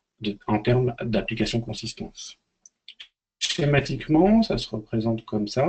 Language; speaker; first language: French; native; French